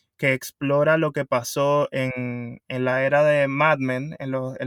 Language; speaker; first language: Spanish; native; Spanish